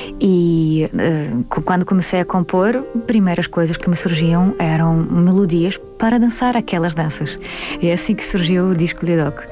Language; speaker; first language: Portuguese; non-native, fluent; Russian